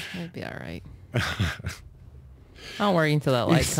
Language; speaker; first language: English; native; English